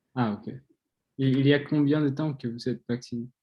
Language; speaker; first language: French; non-native, learner; Spanish